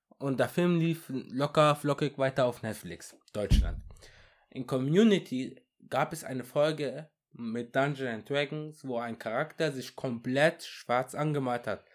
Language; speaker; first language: German; early bilingual, other home language; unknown